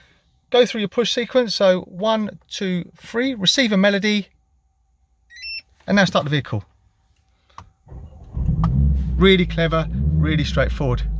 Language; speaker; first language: English; native; English